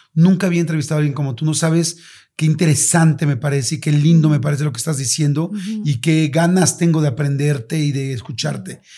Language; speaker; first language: Spanish; native; Spanish